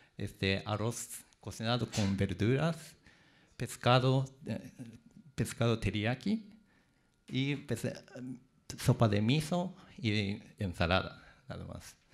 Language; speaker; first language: Spanish; non-native, fluent; Japanese